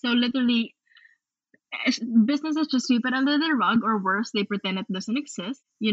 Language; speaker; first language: English; non-native, local second language; Filipino